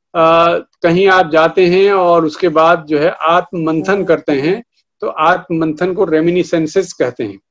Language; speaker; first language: Hindi; native; Hindi